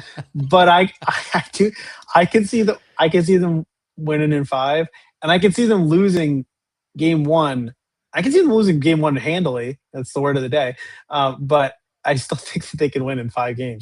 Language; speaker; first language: English; native; English